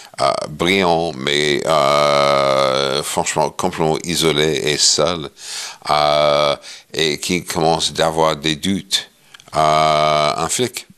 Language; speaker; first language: French; non-native, fluent; English